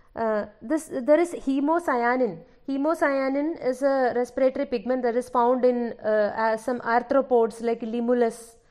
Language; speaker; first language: English; non-native, local second language; Malayalam